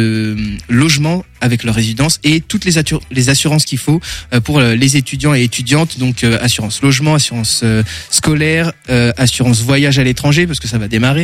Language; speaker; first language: French; native; French